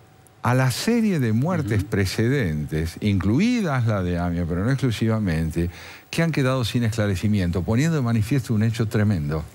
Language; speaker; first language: Spanish; native; Spanish